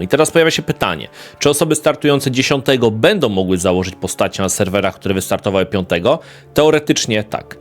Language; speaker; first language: Polish; native; Polish